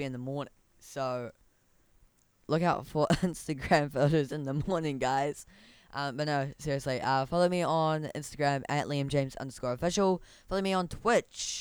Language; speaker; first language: English; native; English